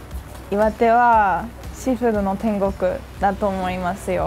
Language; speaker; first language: Japanese; non-native, fluent; Dutch